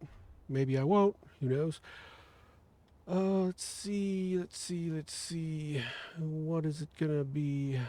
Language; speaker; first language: English; native; English